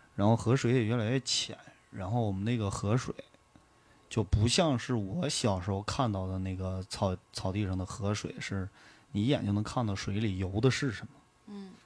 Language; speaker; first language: Chinese; native; Chinese